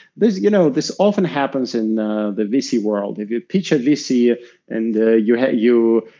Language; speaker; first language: English; non-native, fluent; Russian